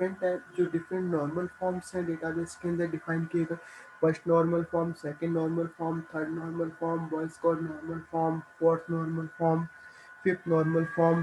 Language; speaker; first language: Hindi; native; Hindi